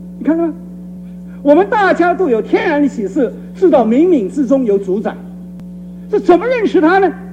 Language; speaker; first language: Chinese; non-native, local second language; Cantonese